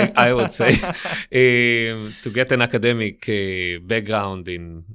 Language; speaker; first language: English; non-native, fluent; Hebrew